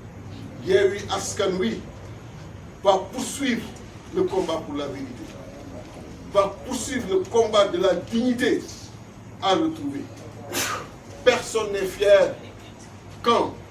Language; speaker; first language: French; non-native, local second language; Wolof